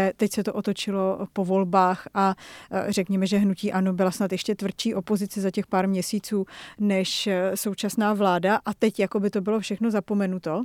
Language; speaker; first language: Czech; native; Czech